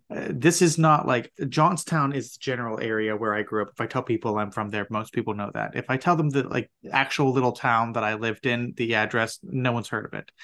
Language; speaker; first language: English; native; English